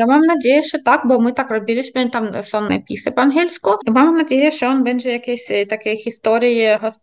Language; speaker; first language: Polish; non-native, fluent; Ukrainian